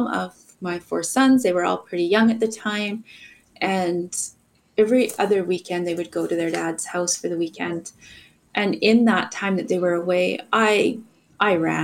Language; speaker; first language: English; native; English